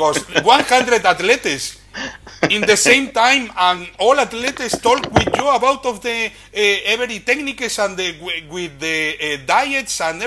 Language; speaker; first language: English; non-native, learner; Spanish